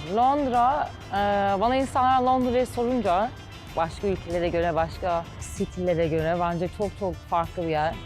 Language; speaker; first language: Turkish; early bilingual, heritage; Turkish